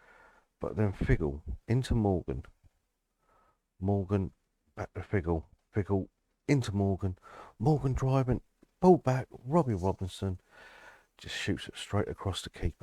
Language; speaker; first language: English; native; English